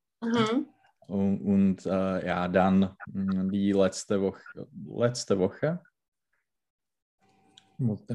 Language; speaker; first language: German; non-native, learner; Czech